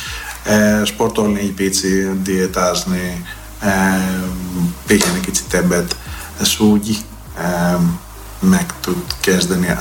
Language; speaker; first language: Hungarian; non-native, learner; Greek